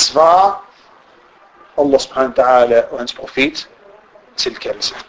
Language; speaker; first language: Danish; non-native, fluent; Arabic